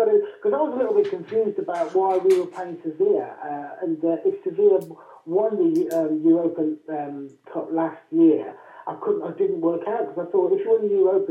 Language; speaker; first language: English; native; English